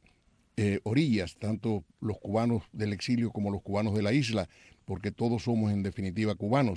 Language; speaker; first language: Spanish; native; Spanish